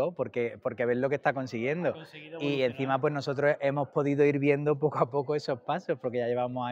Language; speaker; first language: Spanish; native; Spanish